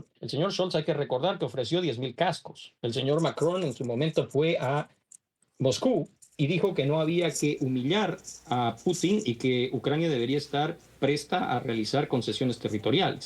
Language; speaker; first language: Spanish; native; Spanish